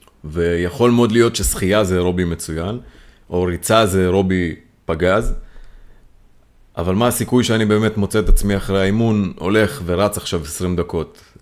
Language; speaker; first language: Hebrew; native; Hebrew